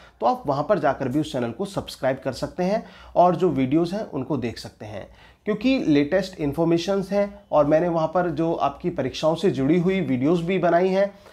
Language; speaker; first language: Hindi; native; Hindi